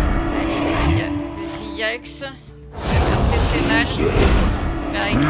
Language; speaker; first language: French; native; French